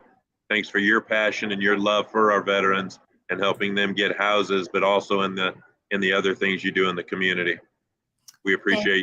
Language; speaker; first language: English; native; English